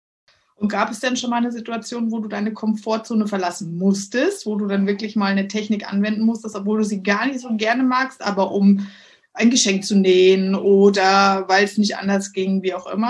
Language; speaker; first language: German; native; German